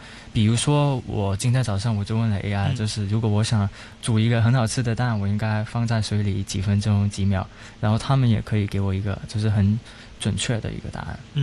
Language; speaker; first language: Chinese; non-native, local second language; Cantonese